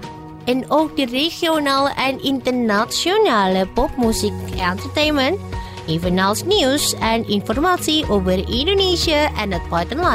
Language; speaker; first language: Dutch; non-native, fluent; Indonesian